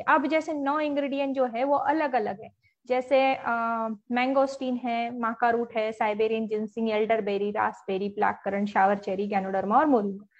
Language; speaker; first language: Hindi; non-native, local second language; Marathi